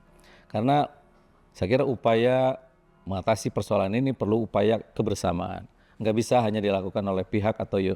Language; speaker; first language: Indonesian; native; Indonesian